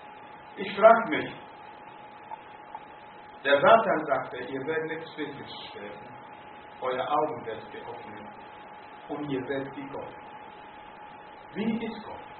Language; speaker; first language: German; non-native, fluent; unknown